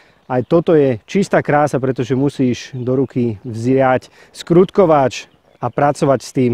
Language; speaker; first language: Slovak; native; Slovak